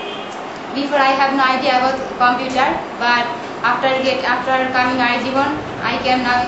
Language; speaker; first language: English; non-native, learner; Bangla